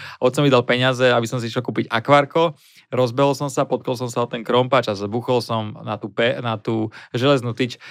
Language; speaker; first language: Slovak; native; Slovak